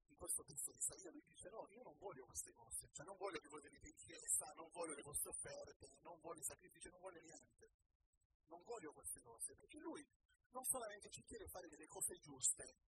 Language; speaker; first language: Italian; non-native, learner; Spanish